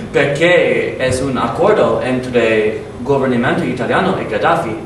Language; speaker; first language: Spanish; non-native, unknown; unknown